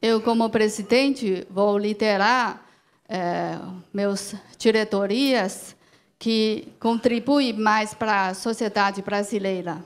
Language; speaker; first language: Portuguese; non-native, learner; Chinese